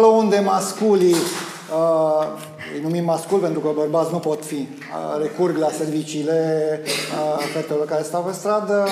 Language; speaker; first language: Romanian; native; Romanian